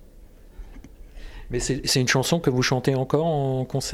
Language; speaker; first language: French; native; French